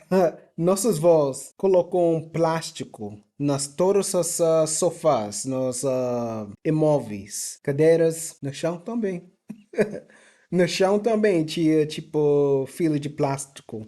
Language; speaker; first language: Portuguese; non-native, fluent; English